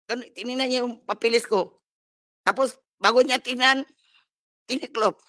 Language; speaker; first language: Filipino; non-native, local second language; Cebuano